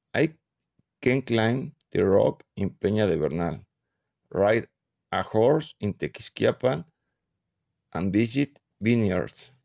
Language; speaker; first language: English; non-native, learner; Spanish